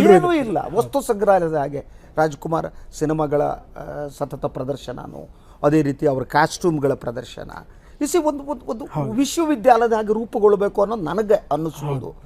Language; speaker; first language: Kannada; native; Kannada